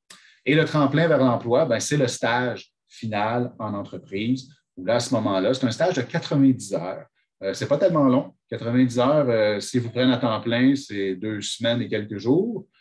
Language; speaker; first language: French; native; French